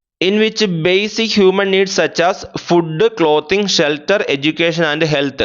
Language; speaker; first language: English; non-native, local second language; Malayalam